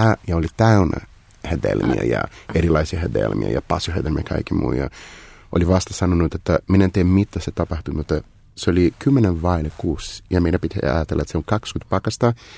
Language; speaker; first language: Finnish; non-native, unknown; Portuguese